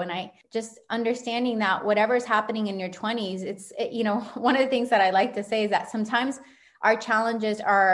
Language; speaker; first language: English; early bilingual, other home language; Spanish